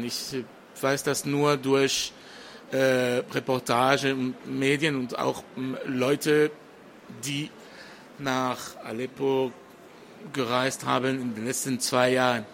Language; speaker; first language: German; non-native, fluent; French